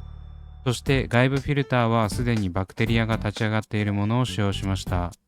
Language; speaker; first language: Japanese; native; Japanese